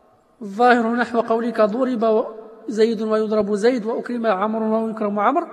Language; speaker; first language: Arabic; native; Arabic